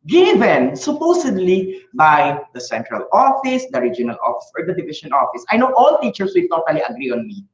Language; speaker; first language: English; non-native, local second language; Filipino